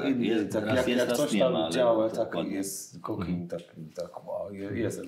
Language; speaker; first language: Polish; non-native, learner; English